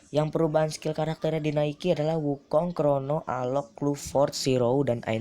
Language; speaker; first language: Indonesian; native; Indonesian